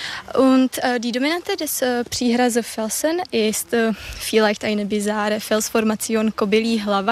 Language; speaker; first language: German; non-native, learner; Czech